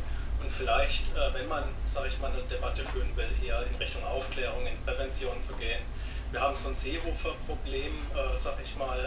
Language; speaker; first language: German; native; German